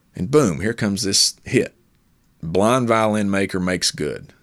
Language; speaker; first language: English; native; English